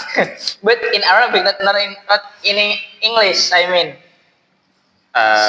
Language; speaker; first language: English; non-native, learner; Indonesian